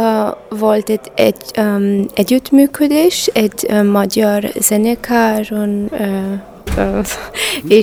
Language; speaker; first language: Hungarian; non-native, learner; German